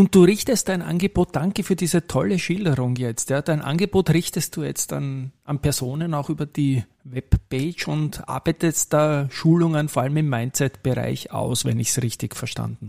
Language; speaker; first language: German; native; German